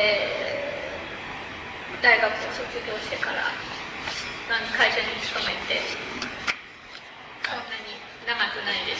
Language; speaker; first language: Japanese; native; Japanese